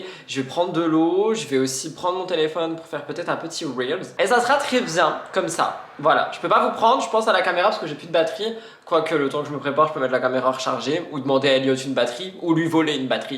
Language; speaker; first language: French; native; French